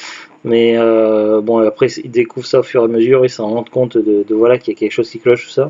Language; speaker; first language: French; native; French